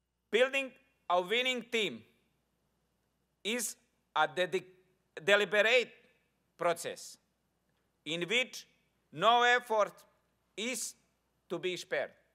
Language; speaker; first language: English; non-native, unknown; Croatian